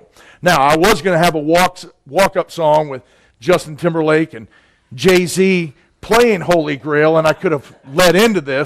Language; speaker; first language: English; native; English